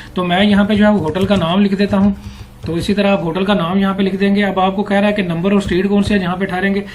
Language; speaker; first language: Urdu; non-native, local second language; Punjabi